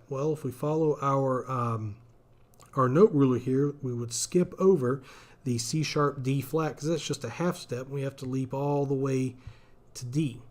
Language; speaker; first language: English; native; English